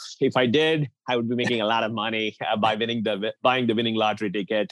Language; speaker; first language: English; non-native, local second language; Tamil